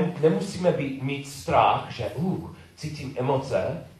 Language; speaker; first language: Czech; non-native, learner; English